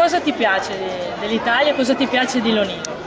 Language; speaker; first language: Italian; native; Italian